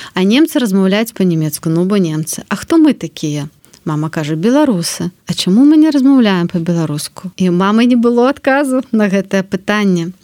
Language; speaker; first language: Belarusian; native; Belarusian